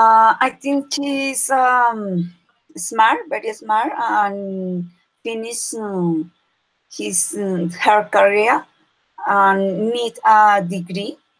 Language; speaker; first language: English; non-native, learner; Spanish